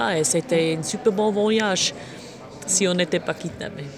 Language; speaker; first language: French; non-native, local second language; German